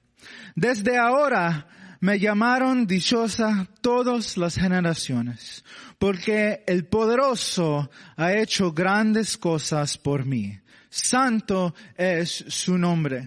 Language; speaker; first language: Spanish; non-native, learner; English